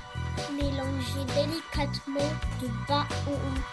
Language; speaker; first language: French; early bilingual, other home language; Romanian